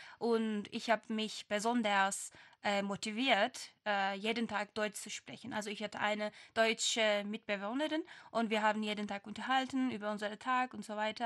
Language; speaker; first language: German; non-native, fluent; Turkish